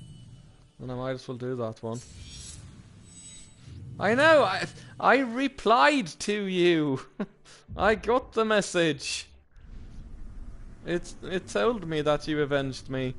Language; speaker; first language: English; native; English